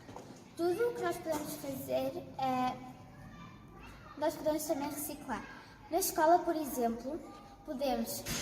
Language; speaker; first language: Portuguese; early bilingual, heritage; Portuguese